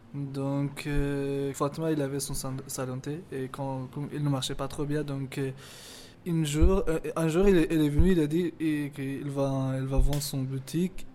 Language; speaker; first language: French; non-native, fluent; Persian